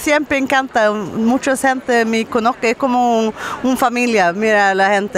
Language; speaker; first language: Spanish; non-native, learner; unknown